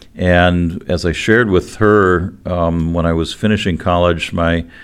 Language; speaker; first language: English; native; English